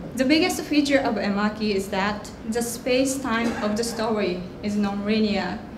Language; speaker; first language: English; non-native, fluent; Japanese